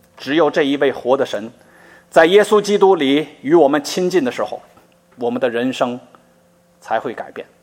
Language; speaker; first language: Chinese; native; Chinese